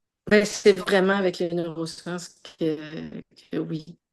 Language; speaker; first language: French; native; French